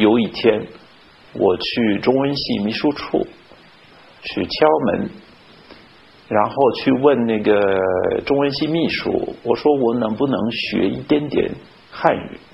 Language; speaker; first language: Chinese; non-native, fluent; French